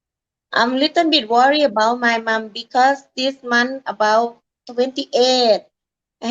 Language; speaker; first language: English; non-native, learner; Thai